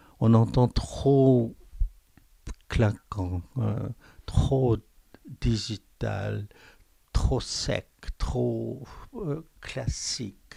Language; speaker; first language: French; non-native, fluent; Korean